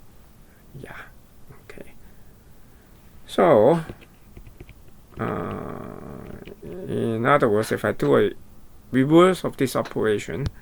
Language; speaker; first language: English; non-native, fluent; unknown